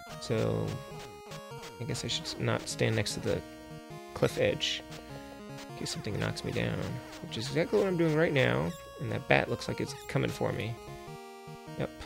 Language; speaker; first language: English; native; English